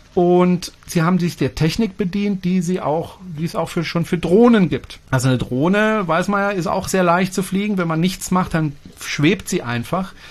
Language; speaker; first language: German; non-native, fluent; French